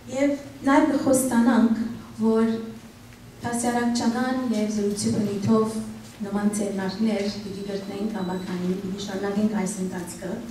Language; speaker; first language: Armenian; early bilingual, heritage; Armenian